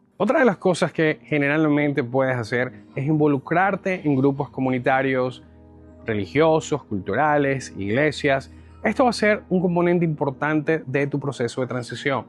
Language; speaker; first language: Spanish; native; Spanish